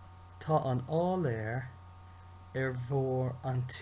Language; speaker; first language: Irish; non-native, local second language; English